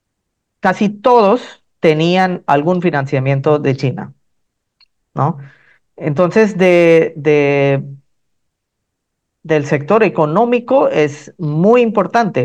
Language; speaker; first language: Spanish; non-native, fluent; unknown